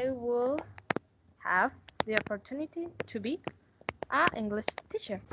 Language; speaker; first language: English; non-native, learner; Spanish